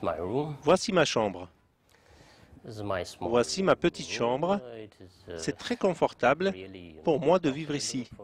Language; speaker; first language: French; non-native, learner; Pashto